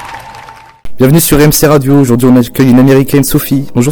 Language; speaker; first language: French; native; French